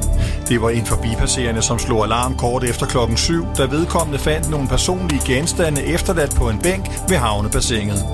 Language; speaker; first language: Danish; native; Danish